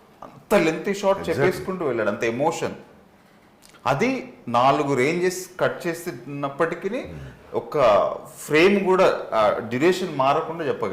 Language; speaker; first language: Telugu; native; Telugu